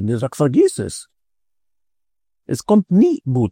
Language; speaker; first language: German; non-native, fluent; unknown